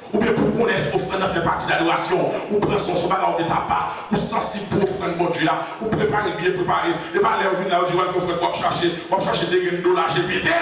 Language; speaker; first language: French; non-native, local second language; Haitian Creole